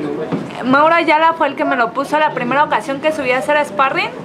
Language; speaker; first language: Spanish; native; Spanish